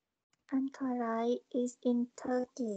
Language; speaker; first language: English; non-native, learner; Vietnamese